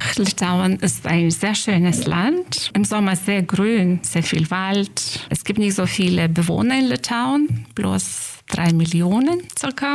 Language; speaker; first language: German; non-native, fluent; Lithuanian